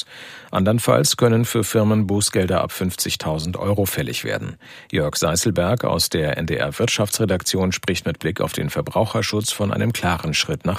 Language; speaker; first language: German; native; German